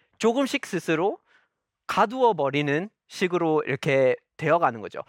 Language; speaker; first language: Korean; non-native, fluent; English